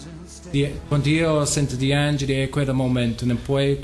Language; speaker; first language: Italian; non-native, learner; English